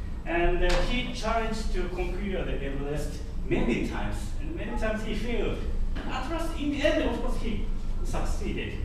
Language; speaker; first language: English; non-native, fluent; Japanese